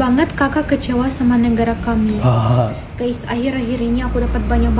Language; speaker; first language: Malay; non-native, fluent; German